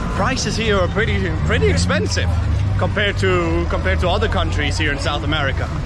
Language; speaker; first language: English; non-native, fluent; Danish